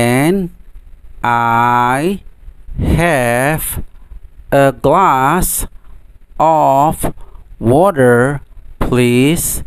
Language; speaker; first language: English; non-native, fluent; Indonesian